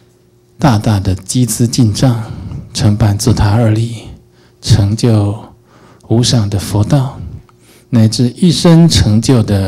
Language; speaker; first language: Chinese; native; Chinese